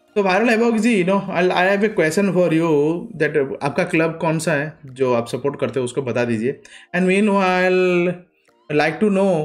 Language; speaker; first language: Hindi; non-native, local second language; Odia